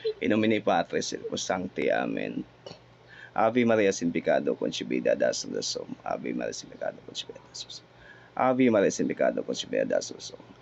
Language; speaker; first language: Filipino; non-native, local second language; Cebuano